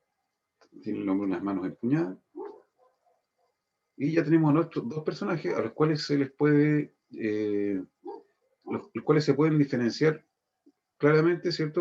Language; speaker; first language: Spanish; native; Spanish